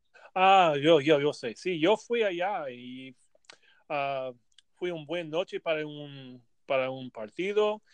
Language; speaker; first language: Spanish; non-native, learner; English